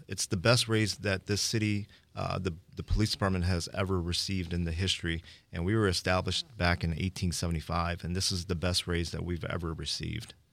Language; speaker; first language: English; early bilingual, other home language; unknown